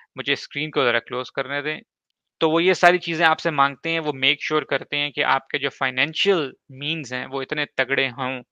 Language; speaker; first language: Urdu; native; Urdu